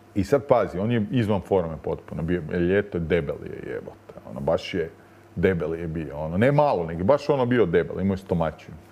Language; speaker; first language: Croatian; native; Croatian